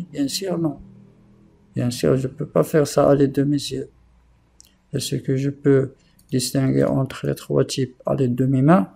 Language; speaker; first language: French; non-native, local second language; Arabic